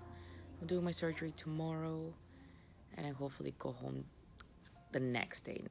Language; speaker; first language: English; native; English